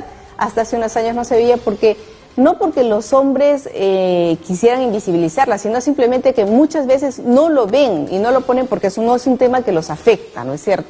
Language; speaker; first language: Spanish; native; Spanish